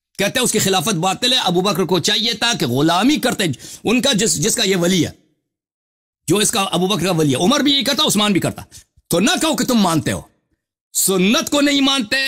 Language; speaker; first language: Urdu; native; Urdu